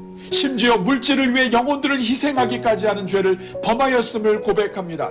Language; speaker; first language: Korean; native; Korean